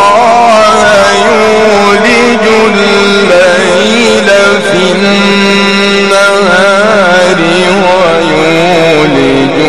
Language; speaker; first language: Arabic; native; Arabic